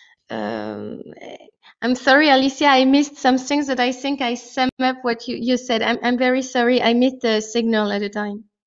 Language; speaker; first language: English; non-native, fluent; French